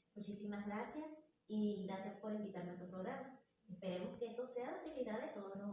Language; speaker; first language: Spanish; native; Spanish